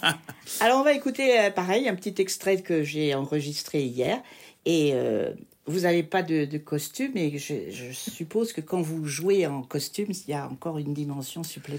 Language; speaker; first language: French; native; French